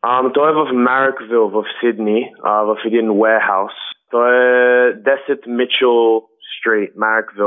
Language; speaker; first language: Bulgarian; early bilingual, heritage; Bulgarian